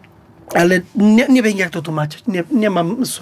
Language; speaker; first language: Polish; non-native, learner; Spanish